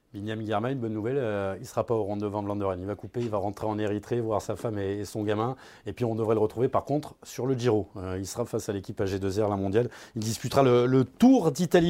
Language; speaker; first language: French; native; French